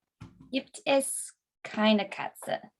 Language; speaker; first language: German; non-native, learner; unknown